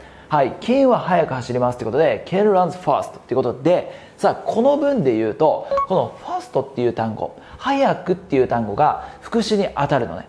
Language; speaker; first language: Japanese; native; Japanese